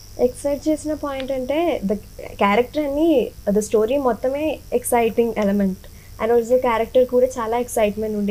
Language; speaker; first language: Telugu; non-native, learner; Malayalam